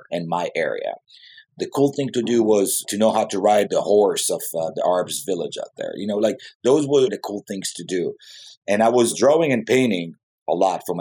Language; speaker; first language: English; non-native, fluent; Hebrew